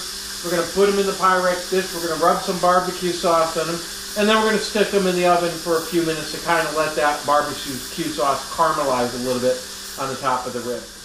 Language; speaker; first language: English; native; English